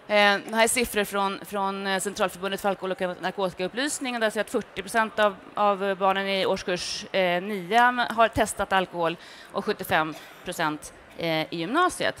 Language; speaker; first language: Swedish; native; Swedish